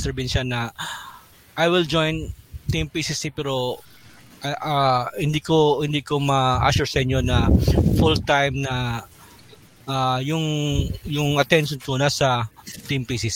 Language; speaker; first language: English; non-native, local second language; Cebuano